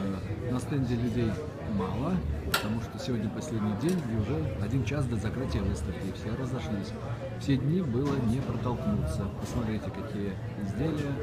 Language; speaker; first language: Russian; native; Russian